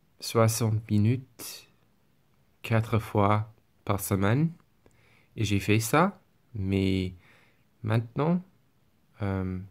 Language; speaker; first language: French; non-native, learner; English